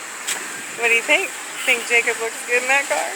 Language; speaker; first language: English; native; English